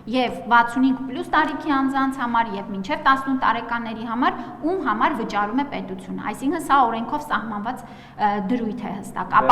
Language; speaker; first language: Armenian; native; Armenian